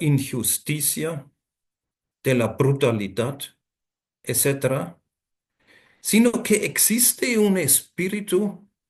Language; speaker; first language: Spanish; non-native, fluent; German